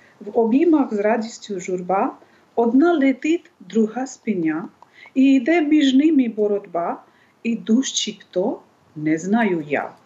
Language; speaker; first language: Ukrainian; non-native, fluent; Bangla